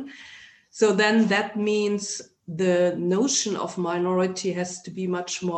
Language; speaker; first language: English; non-native, fluent; German